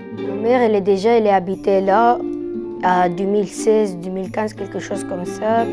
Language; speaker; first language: French; non-native, learner; Arabic